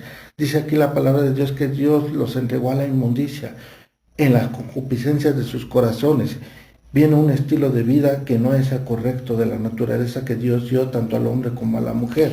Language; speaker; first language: Spanish; native; Spanish